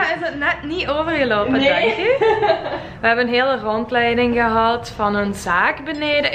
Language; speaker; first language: Dutch; native; Dutch